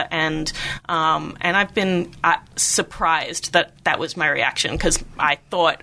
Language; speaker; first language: English; native; English